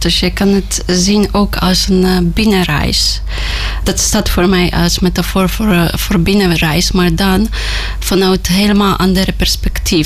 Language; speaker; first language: Dutch; non-native, learner; Polish